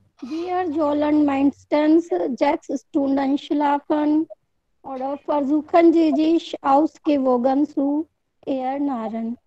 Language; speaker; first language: German; non-native, learner; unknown